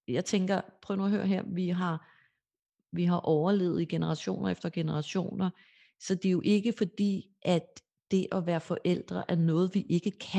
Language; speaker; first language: Danish; native; Danish